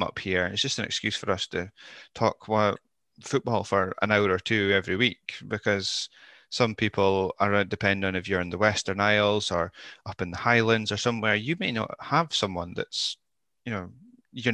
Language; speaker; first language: English; native; English